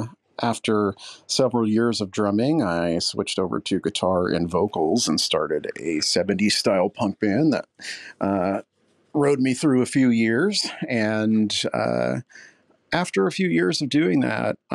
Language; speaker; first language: English; native; English